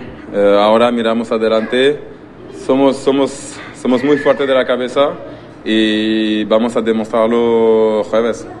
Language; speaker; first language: Spanish; non-native, learner; French